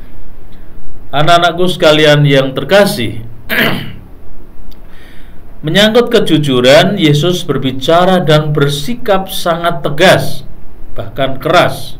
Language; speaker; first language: Indonesian; native; Indonesian